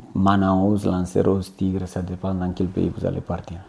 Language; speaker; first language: French; non-native, fluent; Romanian